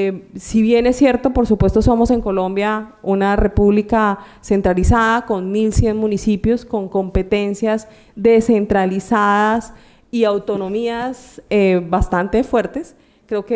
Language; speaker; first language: Spanish; native; Spanish